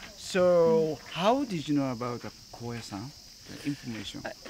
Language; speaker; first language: English; non-native, learner; Japanese